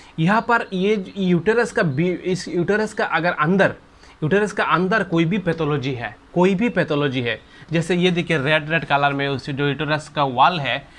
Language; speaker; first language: Hindi; non-native, local second language; Bangla